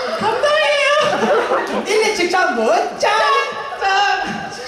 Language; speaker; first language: Korean; native; Korean